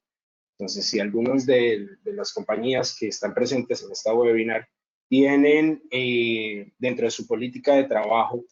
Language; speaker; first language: Spanish; native; Spanish